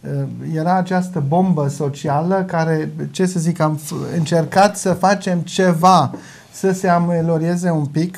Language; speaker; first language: Romanian; non-native, local second language; German